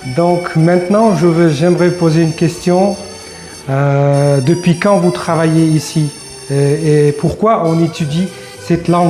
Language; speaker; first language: French; non-native, fluent; Uzbek